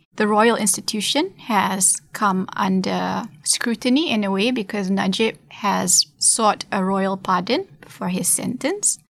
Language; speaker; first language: English; non-native, local second language; Malay